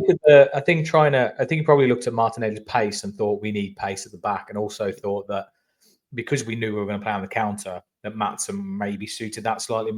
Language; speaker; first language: English; native; English